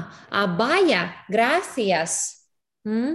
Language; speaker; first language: Spanish; non-native, learner; English